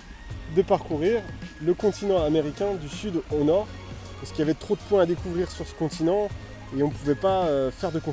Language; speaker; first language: French; native; French